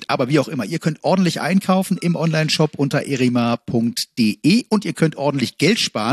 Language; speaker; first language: German; native; German